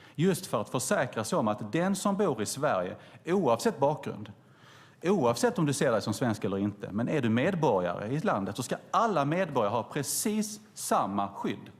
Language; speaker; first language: Swedish; native; Swedish